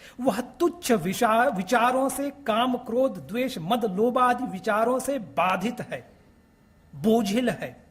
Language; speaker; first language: Hindi; native; Hindi